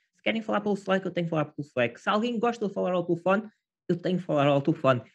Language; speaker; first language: Portuguese; native; Portuguese